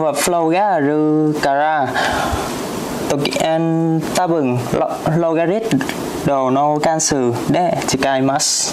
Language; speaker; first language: Japanese; non-native, learner; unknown